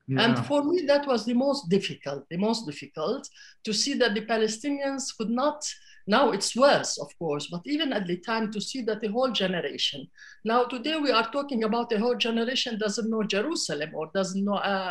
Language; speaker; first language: English; non-native, fluent; Arabic